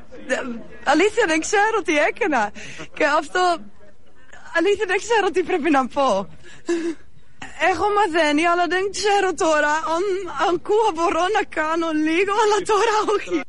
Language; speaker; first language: Greek; non-native, learner; Dutch